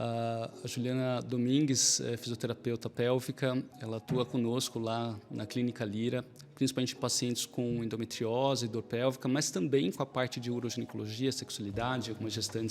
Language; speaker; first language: Portuguese; native; Portuguese